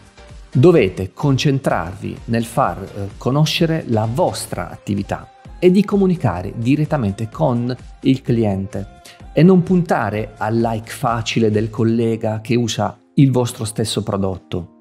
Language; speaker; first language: Italian; native; Italian